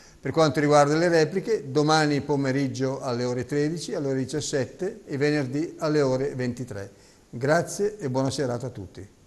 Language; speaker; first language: Italian; native; Italian